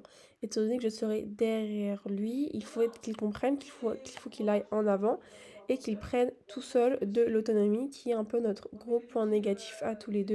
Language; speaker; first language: French; native; French